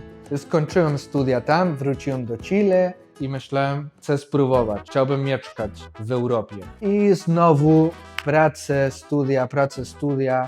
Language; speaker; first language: Polish; non-native, fluent; Spanish